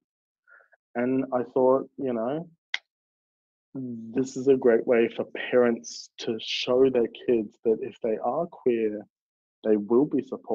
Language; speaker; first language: English; native; English